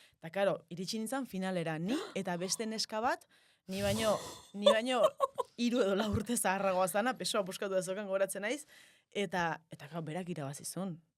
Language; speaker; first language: Basque; native; Basque